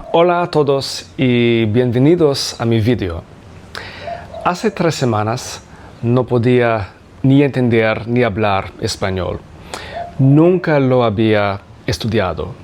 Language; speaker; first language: Spanish; non-native, learner; English